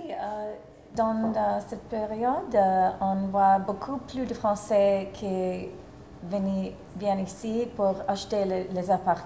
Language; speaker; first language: French; non-native, fluent; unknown